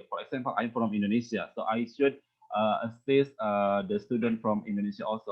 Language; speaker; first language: English; non-native, learner; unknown